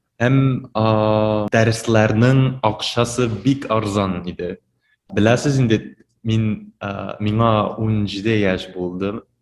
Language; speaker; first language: Tatar; non-native, fluent; Japanese